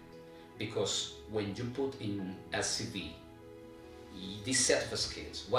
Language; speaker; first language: English; non-native, learner; Spanish